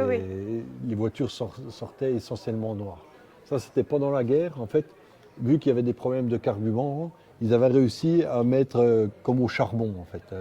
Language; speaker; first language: French; native; French